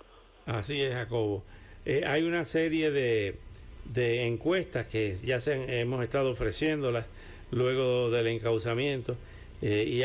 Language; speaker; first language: Spanish; native; Spanish